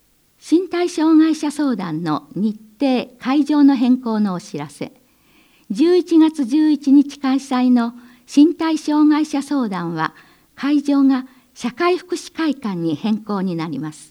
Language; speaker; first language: Japanese; native; Japanese